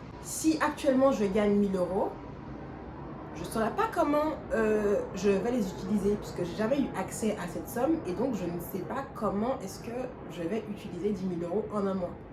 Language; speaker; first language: French; native; French